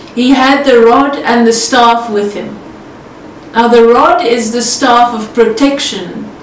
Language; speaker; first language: English; non-native, local second language; Afrikaans